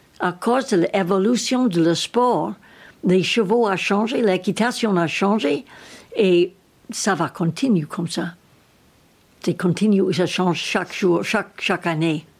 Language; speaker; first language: French; non-native, learner; English